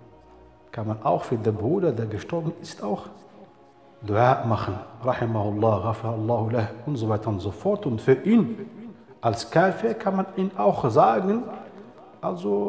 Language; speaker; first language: German; non-native, fluent; Arabic